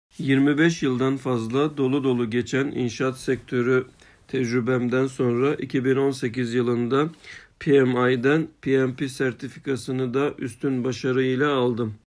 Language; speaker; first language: Turkish; early bilingual, heritage; Turkish